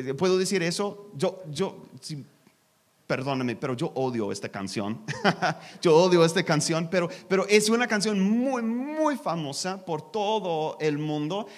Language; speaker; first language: Spanish; non-native, learner; English